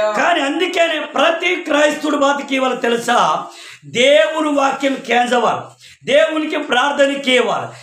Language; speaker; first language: Telugu; non-native, local second language; Koya